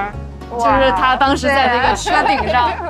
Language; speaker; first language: Chinese; native; Chinese